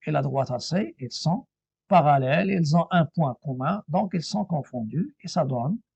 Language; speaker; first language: French; non-native, local second language; Arabic